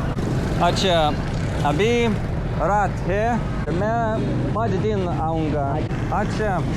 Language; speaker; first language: Hindi; non-native, learner; English